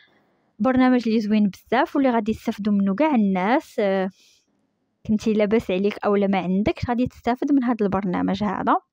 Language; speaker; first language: Arabic; native; Arabic